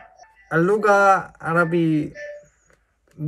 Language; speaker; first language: Arabic; non-native, learner; Korean